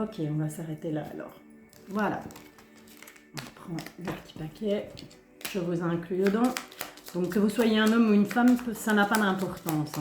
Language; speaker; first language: French; native; French